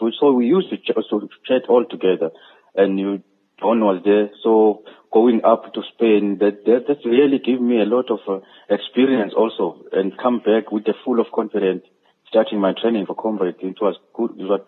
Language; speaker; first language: English; non-native, local second language; Zulu